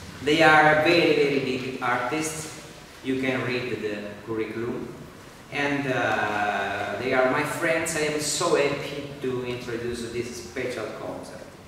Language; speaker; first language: English; non-native, learner; Italian